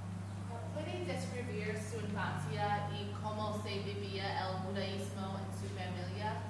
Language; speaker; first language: Spanish; non-native, learner; English